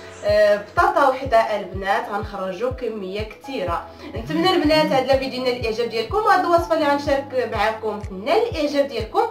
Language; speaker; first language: Arabic; native; Arabic